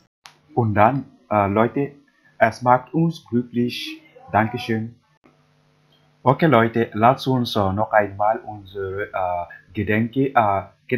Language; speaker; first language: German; non-native, learner; English